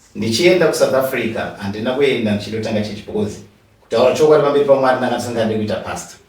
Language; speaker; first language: Shona; native; Shona